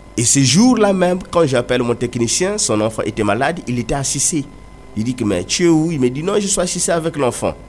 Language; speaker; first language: French; non-native, local second language; Kongo